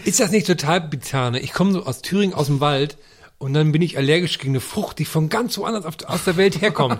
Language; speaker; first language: German; native; German